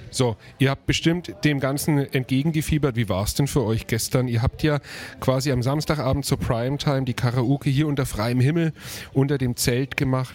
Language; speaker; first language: German; native; German